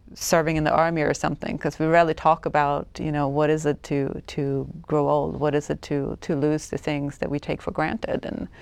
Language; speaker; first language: English; non-native, fluent; Swedish